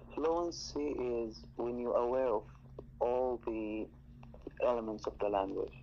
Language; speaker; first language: English; non-native, fluent; Arabic